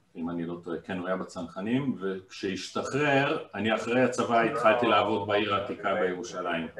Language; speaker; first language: Hebrew; non-native, fluent; Hungarian